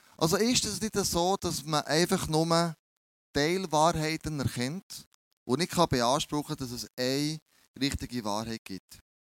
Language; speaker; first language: German; native; German